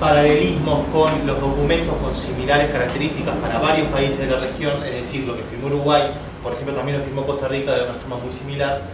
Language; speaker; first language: Spanish; native; Spanish